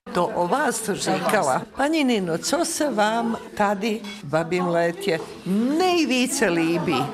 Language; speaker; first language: Czech; native; Czech